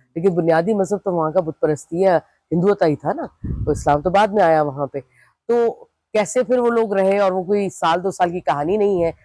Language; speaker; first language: Urdu; non-native, local second language; Sindhi